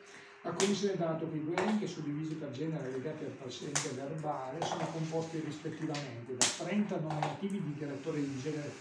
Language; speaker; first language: Italian; native; Italian